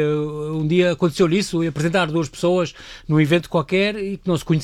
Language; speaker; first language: Portuguese; native; Portuguese